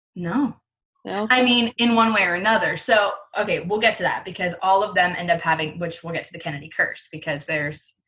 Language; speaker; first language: English; native; English